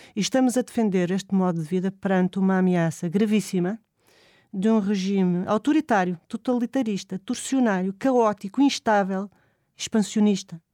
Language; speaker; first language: Portuguese; native; Portuguese